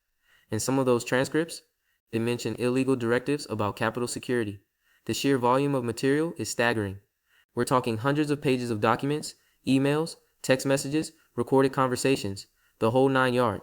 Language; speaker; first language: English; native; English